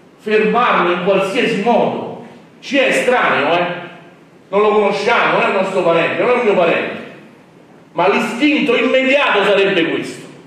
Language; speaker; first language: Italian; native; Italian